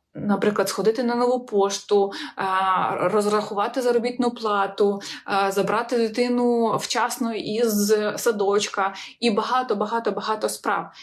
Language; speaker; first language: Ukrainian; non-native, local second language; Russian